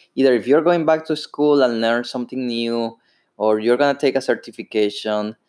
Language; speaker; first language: English; non-native, fluent; Spanish